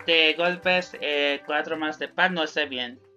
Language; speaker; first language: Spanish; non-native, learner; English